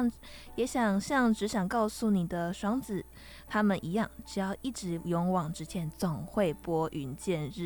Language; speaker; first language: Chinese; native; Chinese